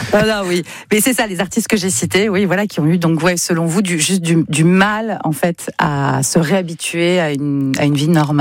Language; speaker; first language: French; native; French